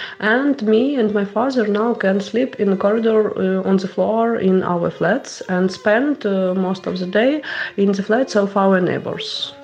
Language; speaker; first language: English; non-native, learner; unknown